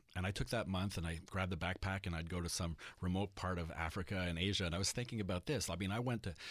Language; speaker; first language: English; native; English